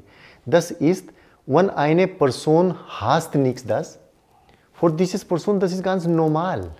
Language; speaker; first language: German; non-native, learner; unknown